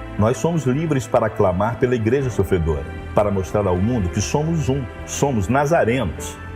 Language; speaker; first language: Portuguese; native; Portuguese